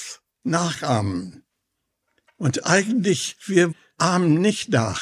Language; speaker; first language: German; non-native, fluent; English